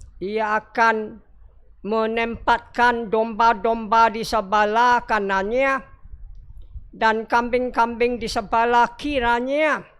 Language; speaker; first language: Malay; non-native, local second language; Chinese